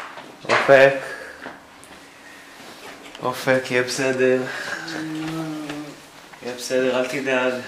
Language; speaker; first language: Hebrew; native; Hebrew